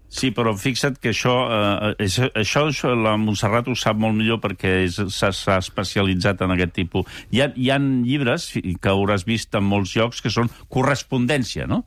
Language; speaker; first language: Catalan; early bilingual, other home language; French